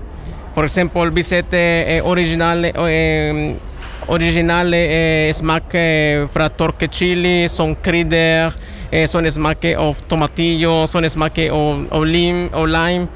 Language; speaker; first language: Norwegian; non-native, learner; Spanish